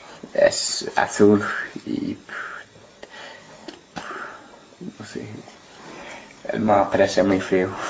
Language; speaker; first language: Spanish; non-native, learner; English